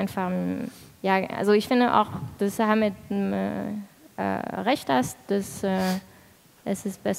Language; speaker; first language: German; non-native, fluent; French